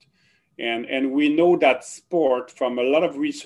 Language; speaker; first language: English; non-native, fluent; French